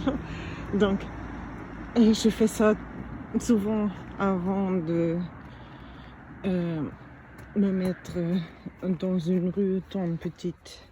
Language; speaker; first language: French; non-native, fluent; German